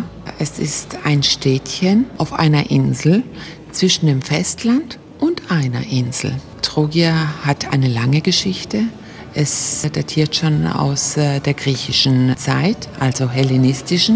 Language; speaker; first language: German; native; German